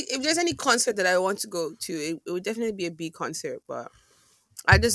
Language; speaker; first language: English; non-native, local second language; Igbo